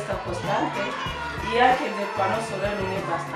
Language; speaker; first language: Italian; non-native, learner; French